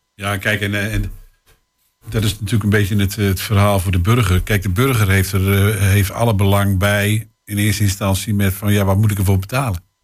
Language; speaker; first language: Dutch; native; Dutch